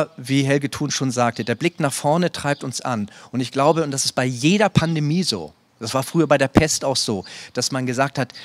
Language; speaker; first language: German; native; German